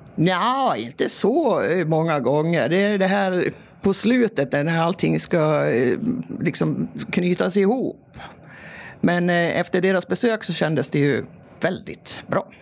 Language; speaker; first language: Swedish; native; Swedish